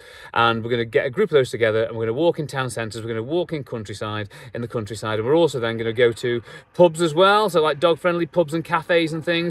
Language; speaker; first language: English; native; English